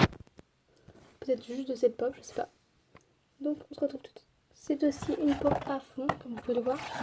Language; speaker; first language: French; native; French